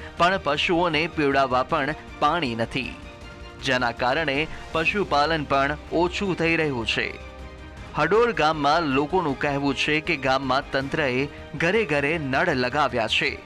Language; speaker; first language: Gujarati; native; Gujarati